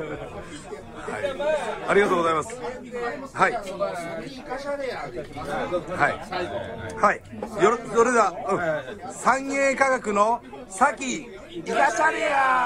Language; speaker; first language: Japanese; native; Japanese